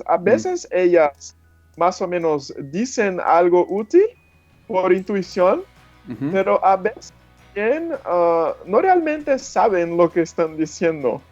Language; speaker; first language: Spanish; non-native, fluent; Portuguese